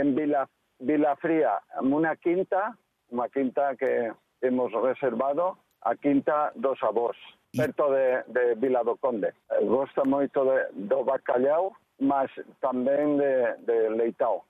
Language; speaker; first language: Portuguese; non-native, learner; Spanish